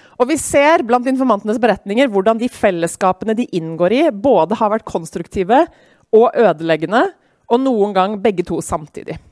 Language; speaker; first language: Norwegian; native; Norwegian